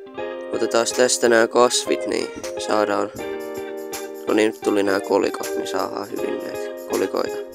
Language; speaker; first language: Finnish; native; Finnish